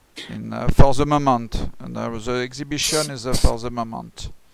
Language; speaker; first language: English; non-native, learner; French